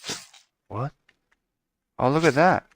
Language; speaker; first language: English; native; English